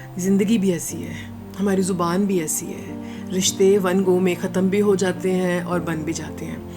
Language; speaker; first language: Urdu; non-native, local second language; Punjabi